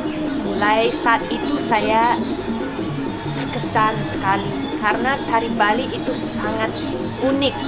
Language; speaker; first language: Indonesian; non-native, fluent; English